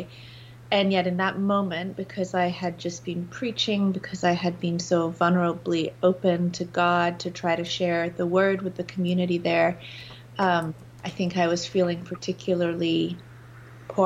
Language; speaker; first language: English; native; English